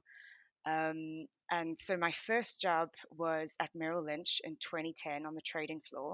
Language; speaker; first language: English; native; English